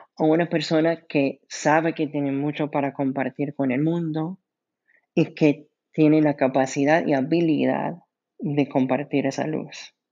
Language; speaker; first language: Spanish; non-native, fluent; English